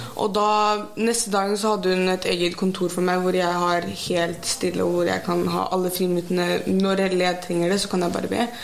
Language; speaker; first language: Norwegian; early bilingual, other home language; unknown